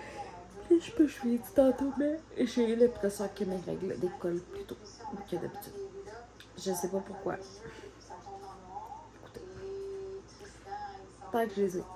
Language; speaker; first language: French; native; French